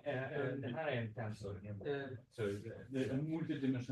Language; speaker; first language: Swedish; non-native, fluent; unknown